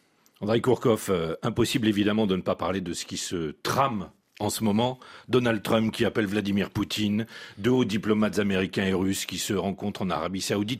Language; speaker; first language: French; native; French